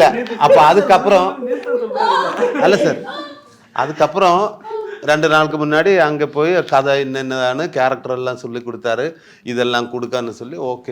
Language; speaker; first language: Tamil; non-native, learner; Malayalam